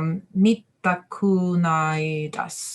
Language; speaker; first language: Japanese; non-native, learner; English